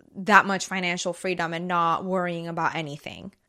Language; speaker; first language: English; early bilingual, other home language; Persian